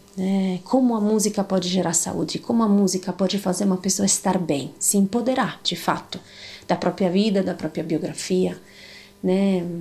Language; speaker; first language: Portuguese; non-native, fluent; Italian